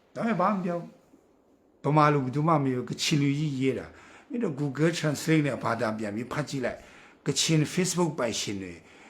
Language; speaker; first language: Burmese; non-native, local second language; Kachin